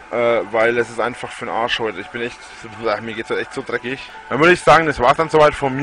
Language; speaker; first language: German; native; German